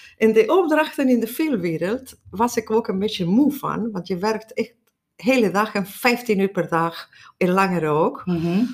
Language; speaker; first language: Dutch; non-native, fluent; Spanish